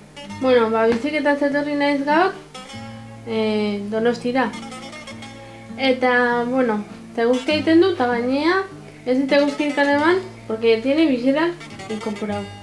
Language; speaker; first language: Basque; non-native, local second language; Spanish